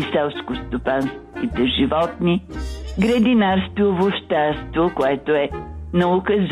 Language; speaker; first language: Bulgarian; native; Bulgarian